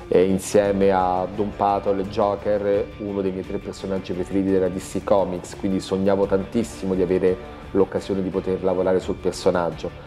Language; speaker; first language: Italian; native; Italian